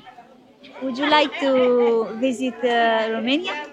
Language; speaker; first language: English; non-native, learner; Romanian